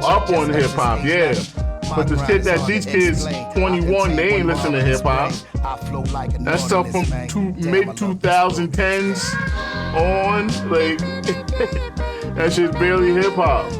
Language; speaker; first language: English; native; English